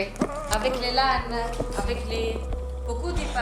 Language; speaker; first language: French; non-native, learner; Arabic